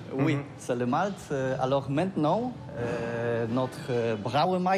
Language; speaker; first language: French; non-native, learner; Polish